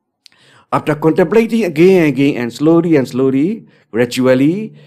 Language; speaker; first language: English; non-native, learner; Burmese